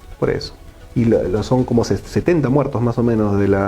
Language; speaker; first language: Spanish; native; Spanish